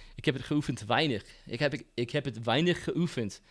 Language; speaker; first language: Dutch; non-native, learner; English